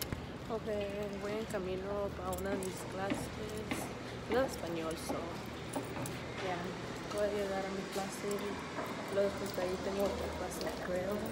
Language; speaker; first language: Spanish; early bilingual, heritage; Spanish